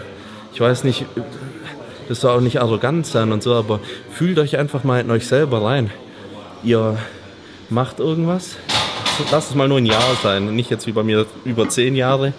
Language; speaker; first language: German; native; German